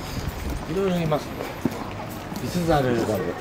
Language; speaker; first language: Japanese; native; Japanese